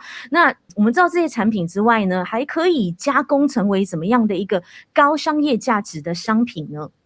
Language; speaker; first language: Chinese; native; Chinese